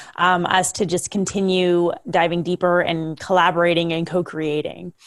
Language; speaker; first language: English; early bilingual, other home language; Hindi